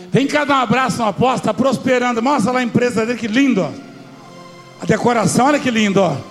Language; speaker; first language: Portuguese; native; Portuguese